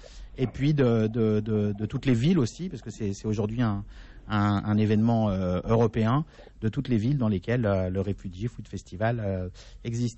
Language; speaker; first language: French; native; French